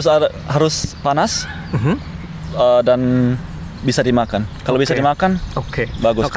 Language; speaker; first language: Indonesian; early bilingual, heritage; Indonesian